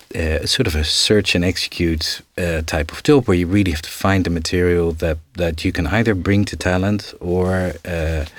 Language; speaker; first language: English; non-native, fluent; Dutch